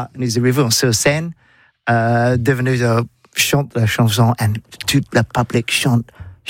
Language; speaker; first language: French; non-native, learner; English